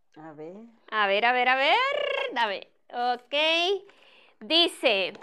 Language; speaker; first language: Spanish; native; Spanish